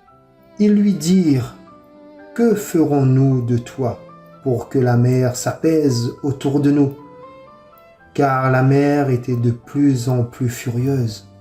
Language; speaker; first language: French; native; French